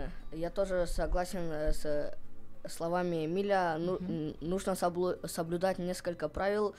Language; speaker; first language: Russian; non-native, local second language; Kyrgyz